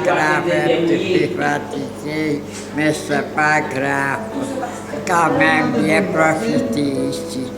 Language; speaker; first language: French; non-native, local second language; Ukrainian